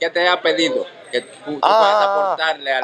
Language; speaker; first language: Spanish; native; Spanish